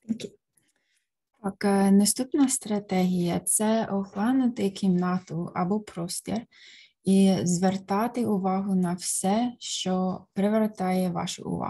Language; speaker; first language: Ukrainian; early bilingual, heritage; Ukrainian